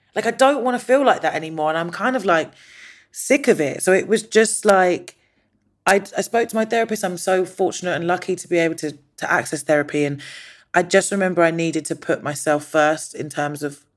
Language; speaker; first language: English; native; English